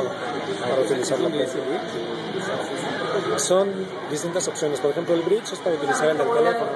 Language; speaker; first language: Spanish; native; Spanish